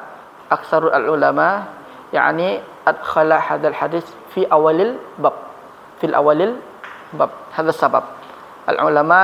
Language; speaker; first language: Arabic; non-native, fluent; Indonesian